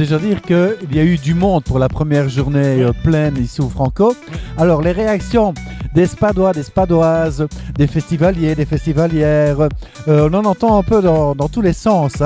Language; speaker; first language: French; native; French